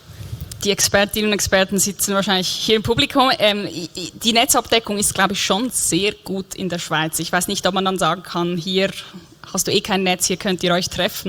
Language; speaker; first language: German; native; German